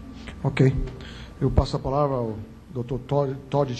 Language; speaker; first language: Portuguese; native; Portuguese